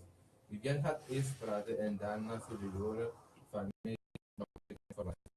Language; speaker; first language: Dutch; non-native, learner; Haitian Creole